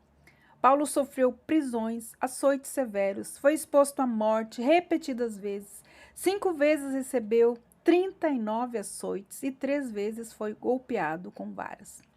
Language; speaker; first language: Portuguese; native; Portuguese